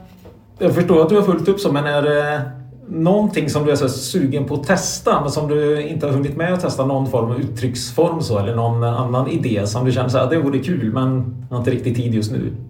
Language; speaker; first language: Swedish; native; Swedish